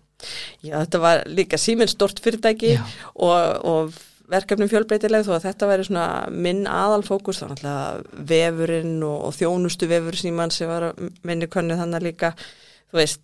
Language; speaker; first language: Icelandic; native; Icelandic